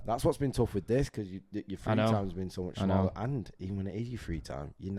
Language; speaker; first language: English; native; English